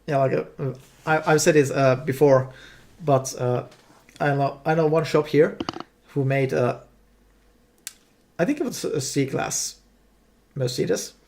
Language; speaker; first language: English; non-native, fluent; Finnish